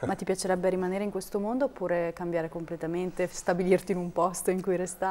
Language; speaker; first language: Italian; native; Italian